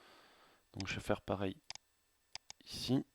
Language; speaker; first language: French; native; French